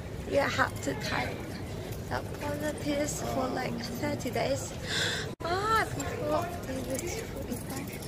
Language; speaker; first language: English; non-native, learner; Korean